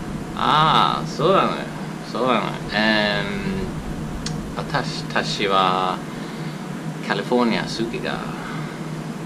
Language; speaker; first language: Japanese; non-native, learner; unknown